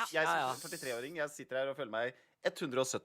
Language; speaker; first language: Norwegian; native; Norwegian